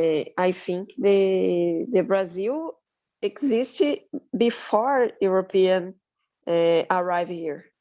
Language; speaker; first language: English; non-native, learner; Portuguese